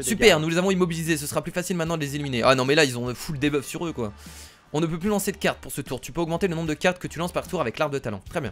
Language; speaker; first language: French; native; French